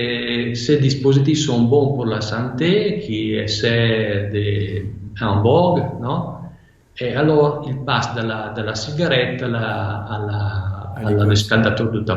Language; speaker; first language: French; non-native, fluent; Italian